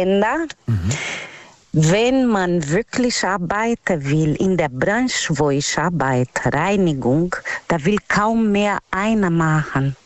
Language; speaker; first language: German; non-native, learner; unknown